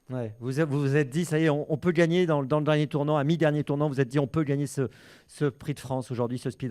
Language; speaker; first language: French; native; French